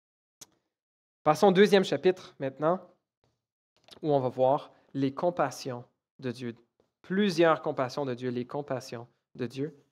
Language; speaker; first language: French; native; French